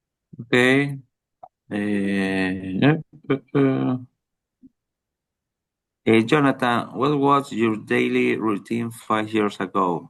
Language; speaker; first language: English; non-native, learner; Spanish